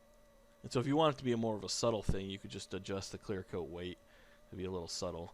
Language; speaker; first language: English; native; English